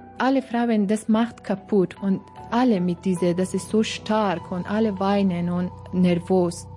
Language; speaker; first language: German; non-native, learner; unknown